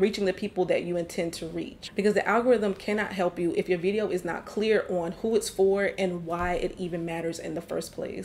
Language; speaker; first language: English; native; English